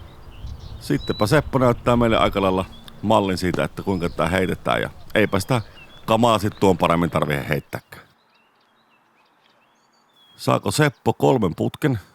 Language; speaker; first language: Finnish; native; Finnish